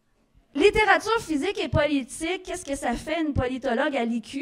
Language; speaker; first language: French; native; French